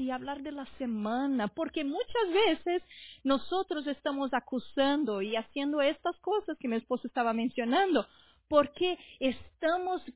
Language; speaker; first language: Spanish; non-native, fluent; Portuguese